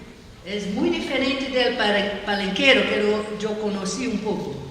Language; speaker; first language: Spanish; non-native, learner; Portuguese